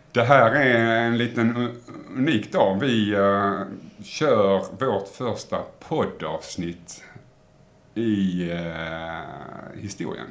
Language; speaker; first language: Swedish; native; Swedish